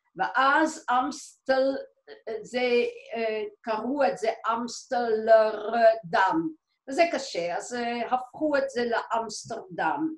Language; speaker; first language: Hebrew; non-native, fluent; Dutch